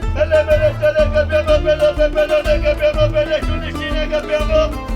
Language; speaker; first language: Italian; native; Italian